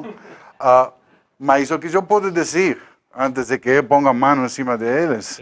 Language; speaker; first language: Portuguese; non-native, learner; Spanish